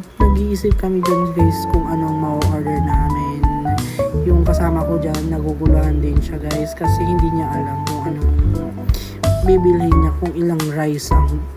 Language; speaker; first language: Filipino; non-native, local second language; Cebuano